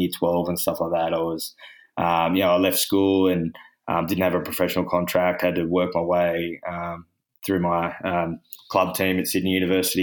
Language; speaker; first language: English; native; English